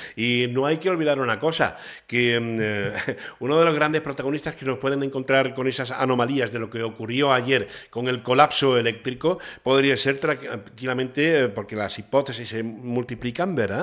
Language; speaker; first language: Spanish; native; Spanish